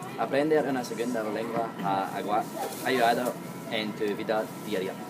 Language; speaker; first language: Spanish; non-native, learner; English